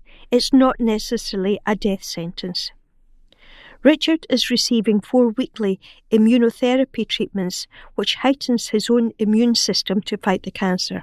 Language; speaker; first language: English; native; English